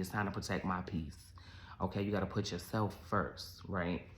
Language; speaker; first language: English; native; English